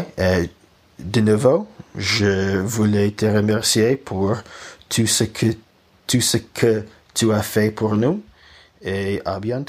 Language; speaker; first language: French; non-native, learner; Russian